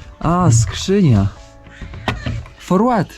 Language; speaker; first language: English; non-native, learner; Polish